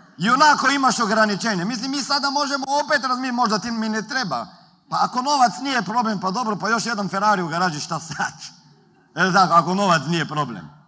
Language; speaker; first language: Croatian; native; Croatian